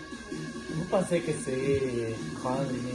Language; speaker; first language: French; non-native, learner; Spanish